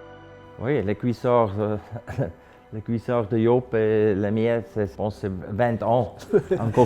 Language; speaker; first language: French; non-native, local second language; German